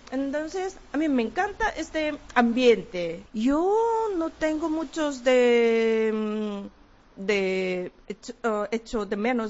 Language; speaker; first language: Spanish; non-native, learner; Korean